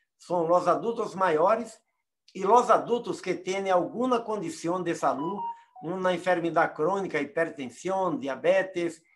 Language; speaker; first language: Portuguese; native; Portuguese